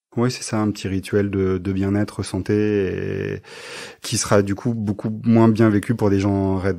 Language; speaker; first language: French; native; French